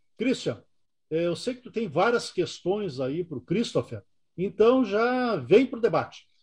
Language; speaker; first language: Portuguese; native; Portuguese